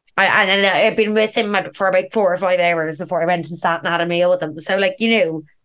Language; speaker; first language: English; native; English